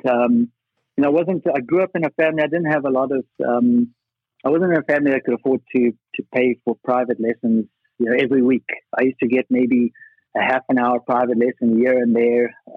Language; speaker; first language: English; native; English